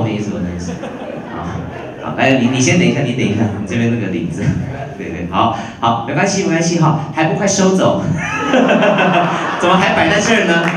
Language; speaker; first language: Chinese; native; Chinese